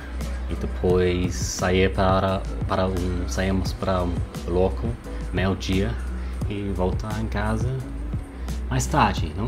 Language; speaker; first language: Portuguese; non-native, learner; English